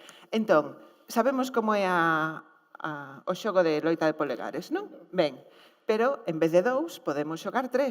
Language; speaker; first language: Galician; native; Galician